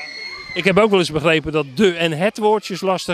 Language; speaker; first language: Dutch; native; Dutch